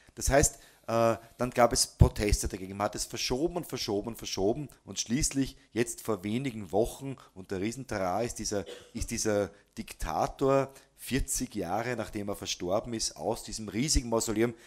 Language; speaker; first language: German; native; German